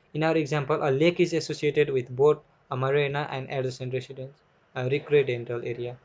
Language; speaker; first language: English; non-native, local second language; Nepali